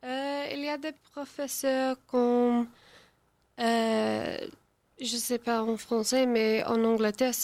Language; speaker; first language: French; non-native, learner; English